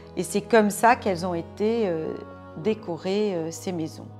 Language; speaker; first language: French; non-native, fluent; Portuguese